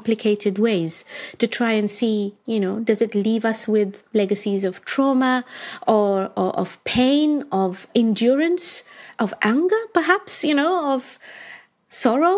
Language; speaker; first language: English; non-native, local second language; Bangla